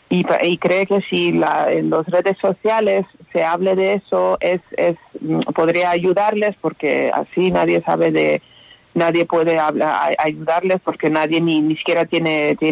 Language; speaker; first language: Spanish; non-native, fluent; Persian